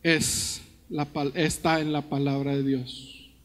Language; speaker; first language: Spanish; early bilingual, heritage; Spanish